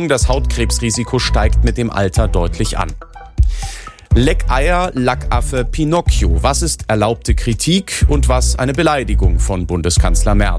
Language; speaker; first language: German; native; German